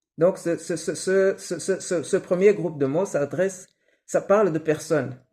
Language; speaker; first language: French; non-native, local second language; Kinyarwanda